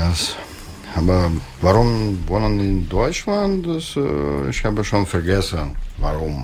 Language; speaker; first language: German; non-native, learner; Russian